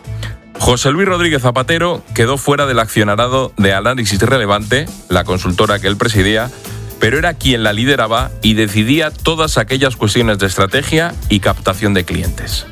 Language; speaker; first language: Spanish; native; Spanish